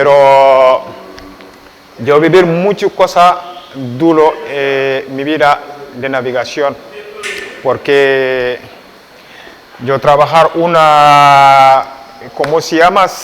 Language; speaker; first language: Spanish; non-native, learner; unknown